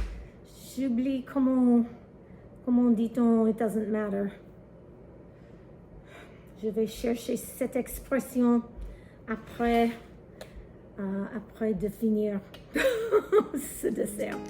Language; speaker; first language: French; non-native, learner; English